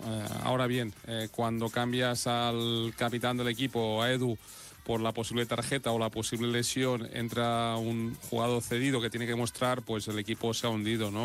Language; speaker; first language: Spanish; native; Spanish